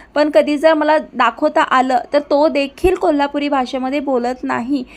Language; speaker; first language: Marathi; early bilingual, other home language; Hindi